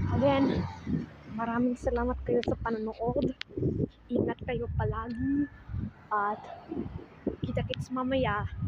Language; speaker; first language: Filipino; non-native, learner; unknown